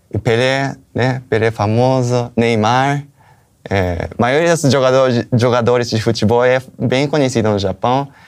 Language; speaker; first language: Portuguese; non-native, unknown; Japanese